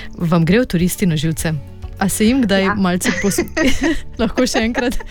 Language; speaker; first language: Slovenian; native; Slovenian